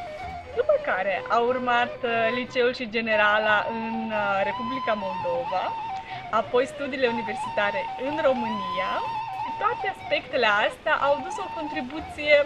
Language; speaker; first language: Romanian; non-native, local second language; Russian